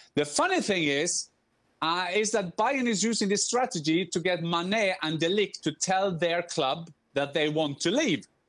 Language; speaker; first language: English; non-native, fluent; Norwegian